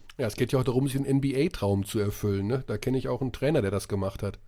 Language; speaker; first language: German; native; German